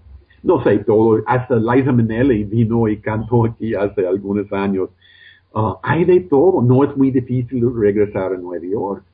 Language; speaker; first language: Spanish; non-native, fluent; English